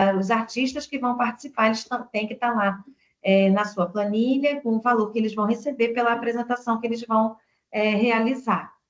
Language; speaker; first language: Portuguese; native; Portuguese